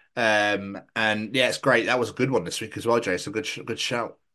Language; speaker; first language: English; native; English